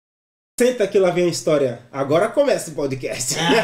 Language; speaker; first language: Portuguese; native; Portuguese